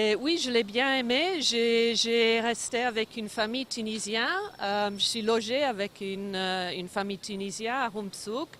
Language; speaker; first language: French; non-native, fluent; English